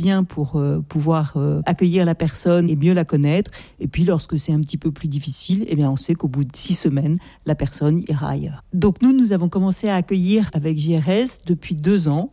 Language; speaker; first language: French; native; French